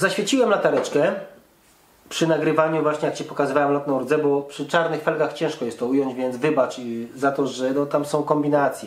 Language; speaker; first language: Polish; native; Polish